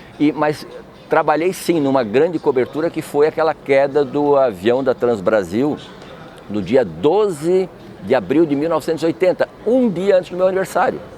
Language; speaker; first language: Portuguese; native; Portuguese